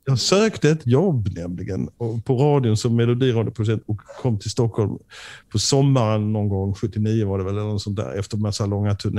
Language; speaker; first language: Swedish; native; Swedish